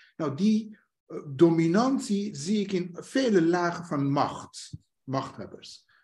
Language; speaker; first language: Dutch; non-native, fluent; Persian